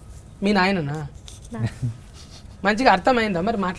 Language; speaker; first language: Telugu; native; Telugu